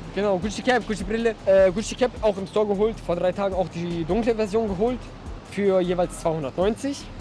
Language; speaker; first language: German; early bilingual, other home language; Russian